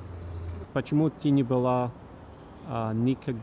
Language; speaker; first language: Russian; non-native, learner; English